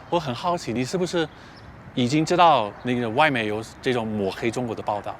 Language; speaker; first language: Chinese; non-native, fluent; English